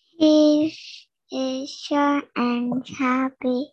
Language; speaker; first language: English; non-native, learner; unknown